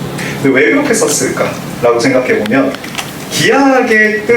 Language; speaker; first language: Korean; native; Korean